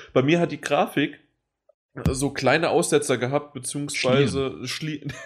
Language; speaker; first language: German; native; German